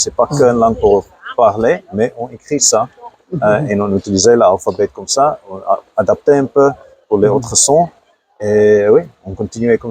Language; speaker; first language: French; non-native, fluent; Afrikaans